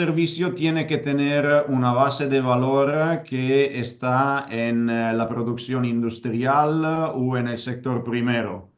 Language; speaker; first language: Spanish; non-native, fluent; Italian